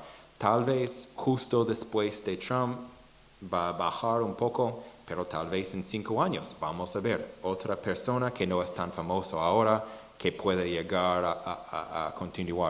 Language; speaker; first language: Spanish; non-native, fluent; English